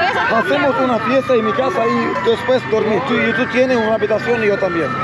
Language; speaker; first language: Spanish; non-native, learner; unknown